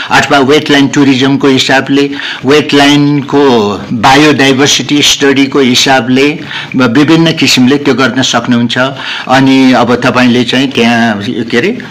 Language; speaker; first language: Nepali; non-native, local second language; Newari